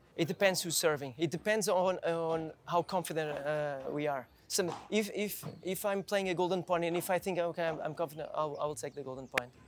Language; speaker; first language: English; non-native, fluent; Portuguese